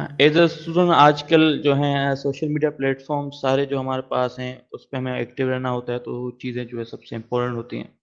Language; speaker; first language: Urdu; non-native, local second language; Sindhi